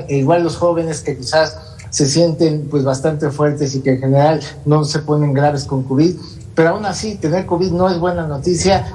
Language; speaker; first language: Spanish; native; Spanish